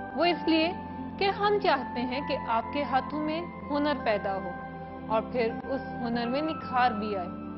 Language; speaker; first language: Urdu; native; Urdu